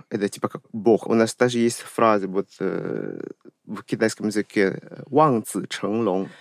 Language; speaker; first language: Russian; non-native, fluent; Chinese